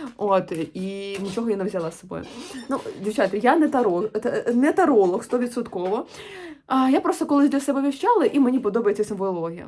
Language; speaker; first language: Ukrainian; non-native, local second language; Russian